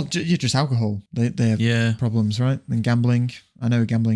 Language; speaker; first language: English; native; English